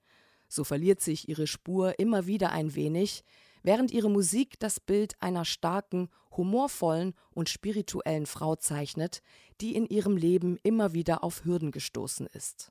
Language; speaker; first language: German; native; German